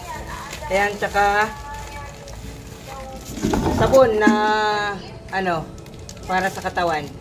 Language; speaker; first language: Filipino; native; Filipino